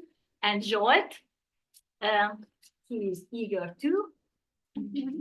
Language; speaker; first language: English; non-native, learner; Hungarian